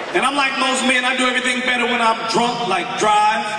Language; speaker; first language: English; native; English